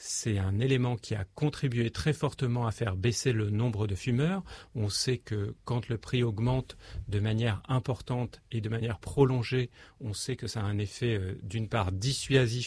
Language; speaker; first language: French; native; French